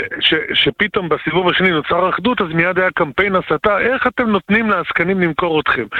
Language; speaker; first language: Hebrew; native; Hebrew